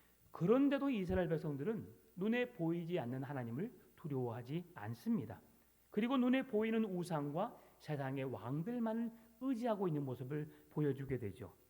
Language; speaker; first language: Korean; native; Korean